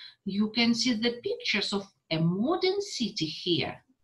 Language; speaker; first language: English; non-native, fluent; Russian